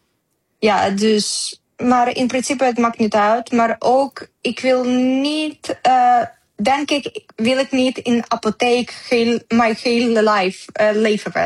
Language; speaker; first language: Dutch; non-native, learner; Ukrainian